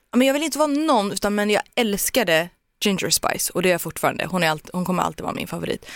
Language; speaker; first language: Swedish; early bilingual, other home language; Turoyo